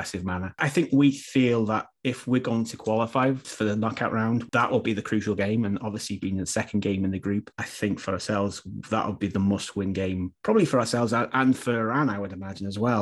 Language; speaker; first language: English; native; English